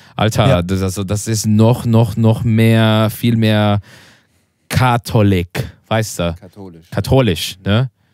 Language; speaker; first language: German; non-native, learner; Spanish